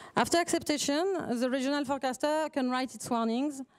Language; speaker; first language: English; non-native, fluent; French